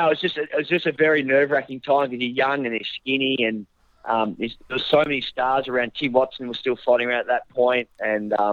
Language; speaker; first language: English; native; English